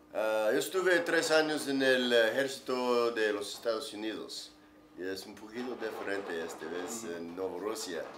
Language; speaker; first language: Spanish; non-native, learner; English